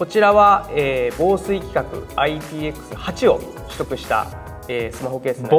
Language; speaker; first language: Japanese; native; Japanese